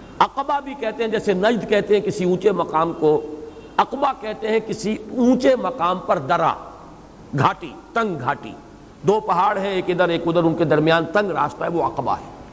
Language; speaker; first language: Urdu; native; Urdu